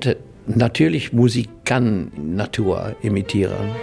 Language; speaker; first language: German; non-native, learner; English